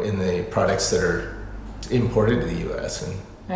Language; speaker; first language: English; native; English